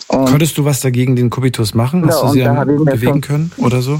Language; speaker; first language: German; native; German